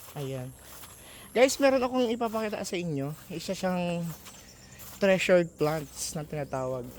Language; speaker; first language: Filipino; non-native, local second language; Aklanon